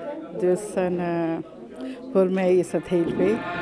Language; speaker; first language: Dutch; non-native, learner; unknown